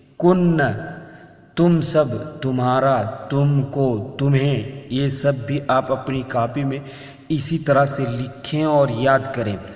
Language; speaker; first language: Urdu; native; Urdu